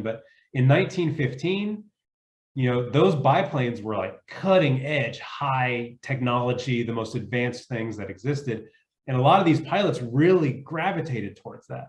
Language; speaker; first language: English; native; English